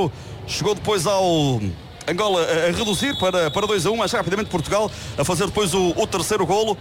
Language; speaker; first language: Portuguese; native; Portuguese